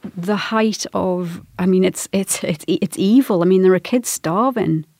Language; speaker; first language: English; native; English